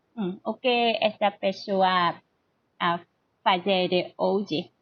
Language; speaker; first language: Portuguese; non-native, learner; Korean